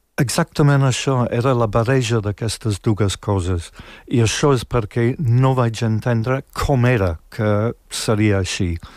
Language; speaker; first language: Catalan; non-native, fluent; English